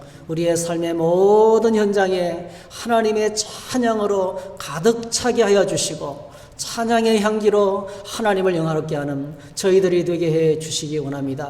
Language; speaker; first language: Korean; native; Korean